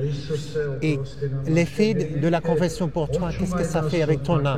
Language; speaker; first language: French; non-native, fluent; German